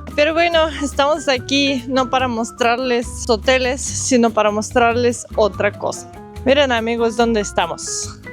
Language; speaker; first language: Spanish; non-native, fluent; Russian